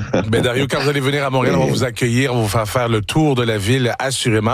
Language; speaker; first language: French; native; French